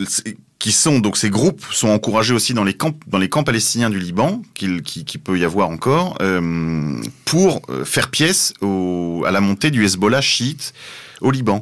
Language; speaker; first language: French; native; French